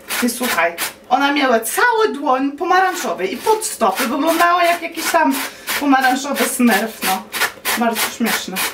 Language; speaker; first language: Polish; non-native, learner; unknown